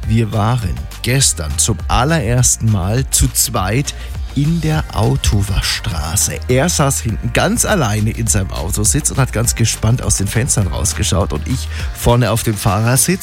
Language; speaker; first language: German; native; German